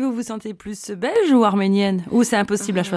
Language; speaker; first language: French; native; French